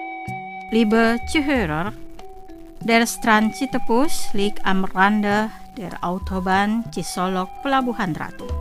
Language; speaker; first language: German; non-native, fluent; Indonesian